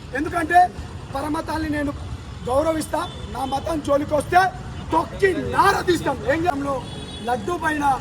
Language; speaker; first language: Telugu; non-native, local second language; Lambadi